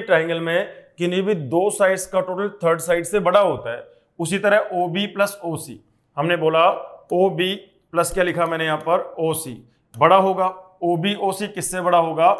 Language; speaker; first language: Hindi; native; Hindi